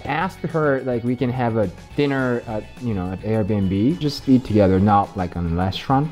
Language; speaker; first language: English; non-native, fluent; Japanese